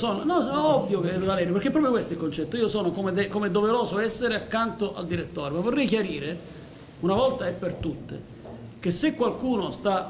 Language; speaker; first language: Italian; native; Italian